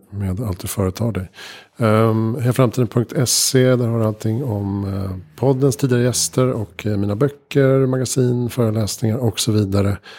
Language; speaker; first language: Swedish; native; Swedish